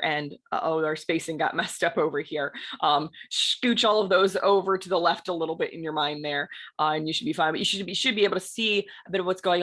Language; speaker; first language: English; native; English